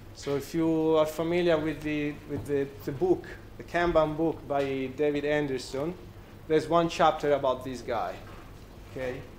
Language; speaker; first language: English; non-native, fluent; Italian